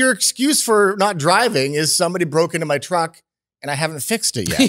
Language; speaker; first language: English; native; English